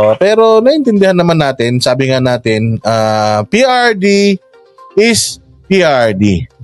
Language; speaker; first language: Filipino; non-native, local second language; Iloko